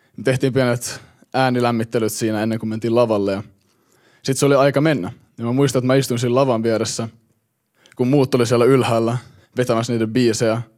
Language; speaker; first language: Finnish; early bilingual, heritage; Finnish